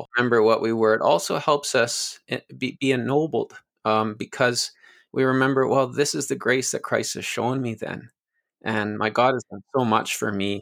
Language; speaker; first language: English; native; English